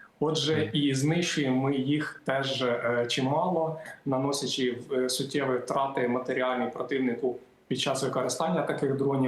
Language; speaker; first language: Ukrainian; native; Ukrainian